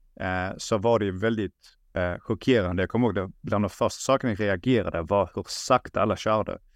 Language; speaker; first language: Swedish; early bilingual, other home language; Russian